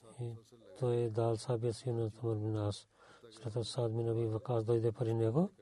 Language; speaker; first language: Bulgarian; non-native, learner; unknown